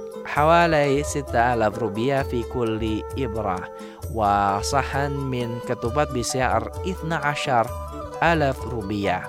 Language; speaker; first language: Arabic; non-native, fluent; Indonesian